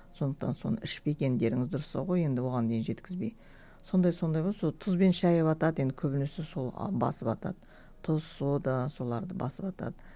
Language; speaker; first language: Kazakh; native; Kazakh